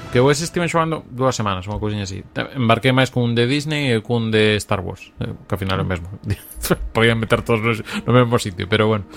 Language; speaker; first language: Galician; non-native, local second language; Spanish